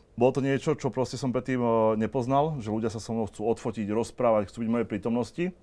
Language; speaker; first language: Slovak; native; Slovak